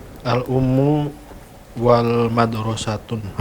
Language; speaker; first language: Arabic; non-native, learner; Indonesian